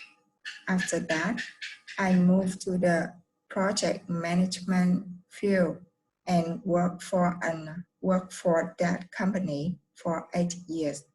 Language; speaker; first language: English; non-native, learner; Vietnamese